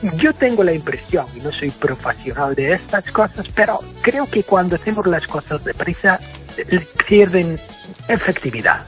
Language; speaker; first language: Spanish; non-native, fluent; English